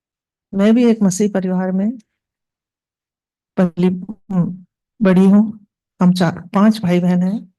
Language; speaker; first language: Hindi; native; Hindi